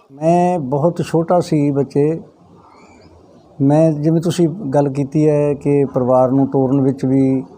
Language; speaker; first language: Punjabi; native; Punjabi